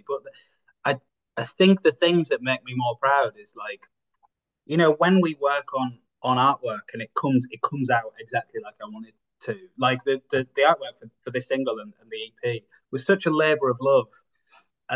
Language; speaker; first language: English; native; English